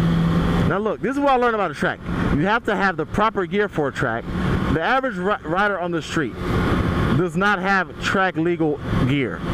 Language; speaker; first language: English; native; English